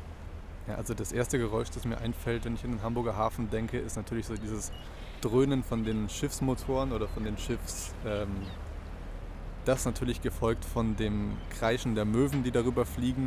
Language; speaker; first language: German; native; German